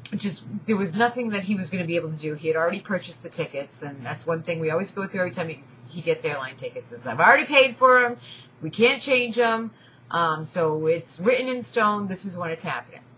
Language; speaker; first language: English; native; English